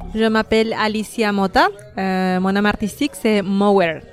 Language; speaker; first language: French; non-native, fluent; Spanish